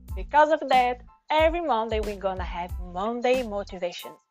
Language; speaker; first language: English; non-native, fluent; Portuguese